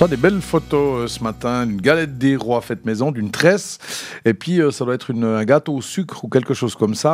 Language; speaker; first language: French; native; French